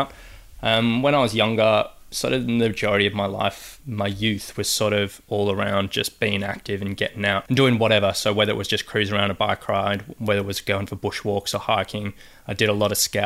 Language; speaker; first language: English; native; English